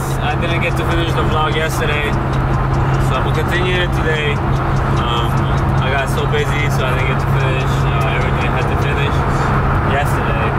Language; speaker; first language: English; native; English